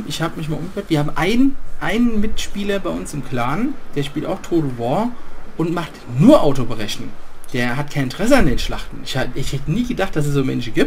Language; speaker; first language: German; native; German